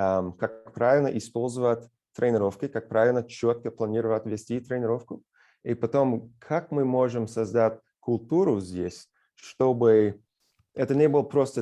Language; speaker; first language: Russian; non-native, fluent; English